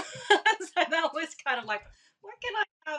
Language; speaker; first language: English; early bilingual, other home language; Thai